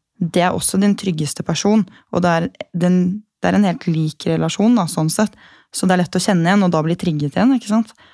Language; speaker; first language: Norwegian; native; Norwegian